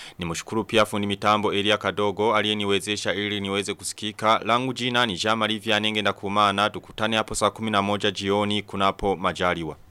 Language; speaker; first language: Swahili; non-native, local second language; Rundi